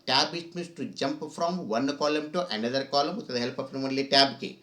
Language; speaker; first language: English; non-native, local second language; Kannada